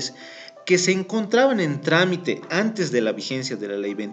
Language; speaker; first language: Spanish; native; Spanish